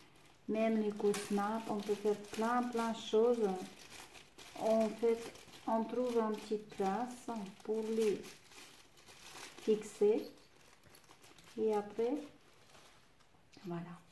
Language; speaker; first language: French; non-native, fluent; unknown